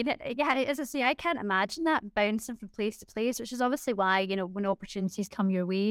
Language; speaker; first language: English; native; English